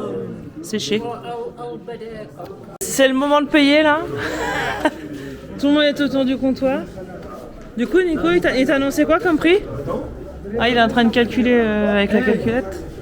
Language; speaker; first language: French; native; French